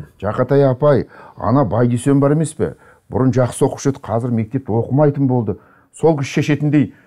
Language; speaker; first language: Kazakh; native; Kazakh